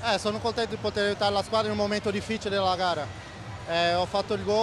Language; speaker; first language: Italian; non-native, fluent; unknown